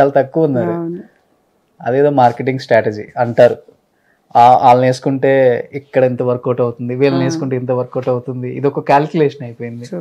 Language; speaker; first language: Telugu; native; Telugu